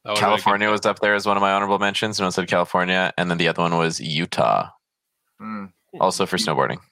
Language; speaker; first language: English; non-native, fluent; Polish